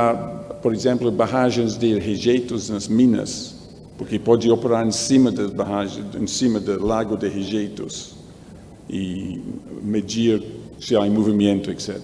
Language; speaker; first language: Portuguese; non-native, learner; English